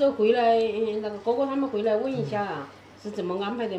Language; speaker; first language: Chinese; native; Chinese